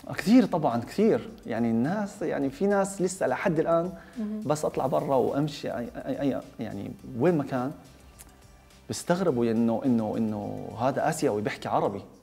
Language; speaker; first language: Arabic; non-native, fluent; Korean